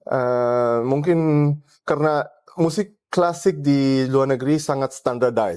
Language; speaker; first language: Indonesian; early bilingual, heritage; German